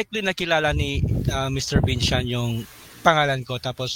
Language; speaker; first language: English; non-native, local second language; Cebuano